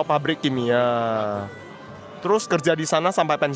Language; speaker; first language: Indonesian; native; Indonesian